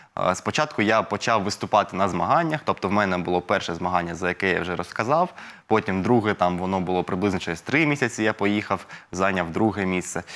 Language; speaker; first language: Ukrainian; non-native, local second language; Russian